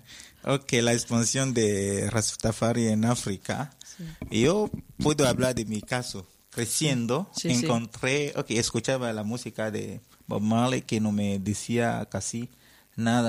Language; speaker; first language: Spanish; non-native, fluent; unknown